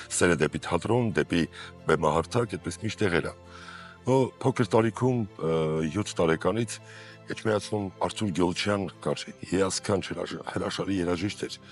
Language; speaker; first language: Armenian; native; Armenian